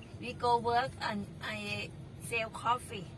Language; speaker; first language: English; non-native, learner; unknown